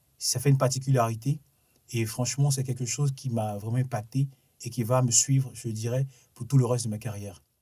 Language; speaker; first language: French; non-native, local second language; Sango